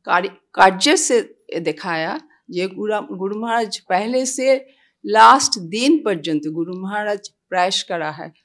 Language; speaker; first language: Hindi; non-native, local second language; Bangla